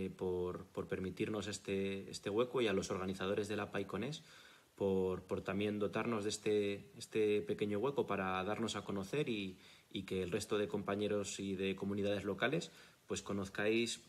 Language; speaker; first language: Spanish; native; Spanish